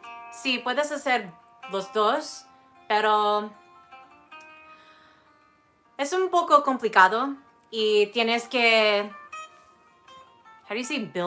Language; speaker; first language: Spanish; non-native, learner; English